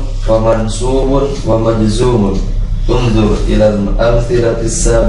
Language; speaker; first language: Arabic; non-native, learner; Indonesian